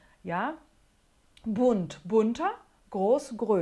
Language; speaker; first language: German; non-native, fluent; Portuguese